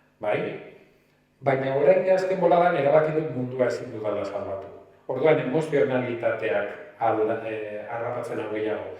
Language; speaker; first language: Basque; non-native, local second language; Spanish